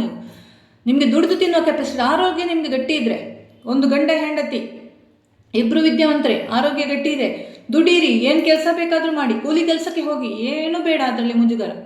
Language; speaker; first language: Kannada; non-native, local second language; Tulu